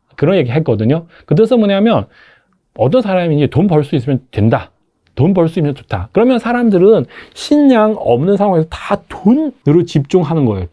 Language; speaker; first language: Korean; non-native, fluent; Chinese